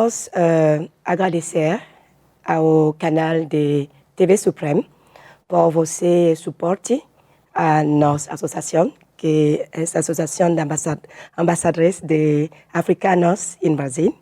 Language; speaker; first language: Portuguese; non-native, learner; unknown